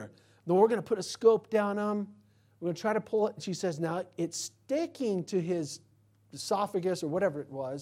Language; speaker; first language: English; native; English